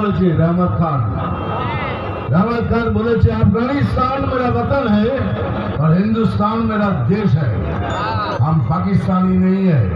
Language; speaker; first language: Hindi; non-native, local second language; Bangla